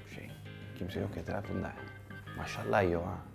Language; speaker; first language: Turkish; non-native, fluent; Italian